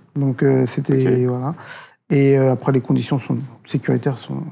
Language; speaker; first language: French; native; French